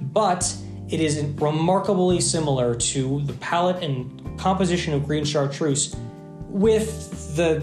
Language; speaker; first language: English; native; English